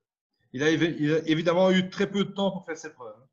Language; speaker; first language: French; native; French